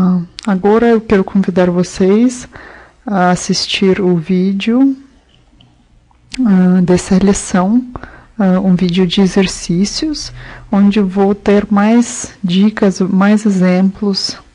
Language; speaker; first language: Portuguese; non-native, fluent; Russian